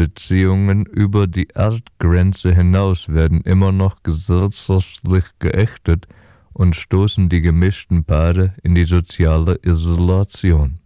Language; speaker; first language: German; native; German